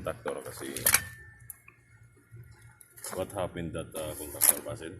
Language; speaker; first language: English; non-native, local second language; Filipino